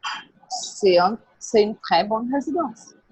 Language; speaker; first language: French; non-native, learner; Portuguese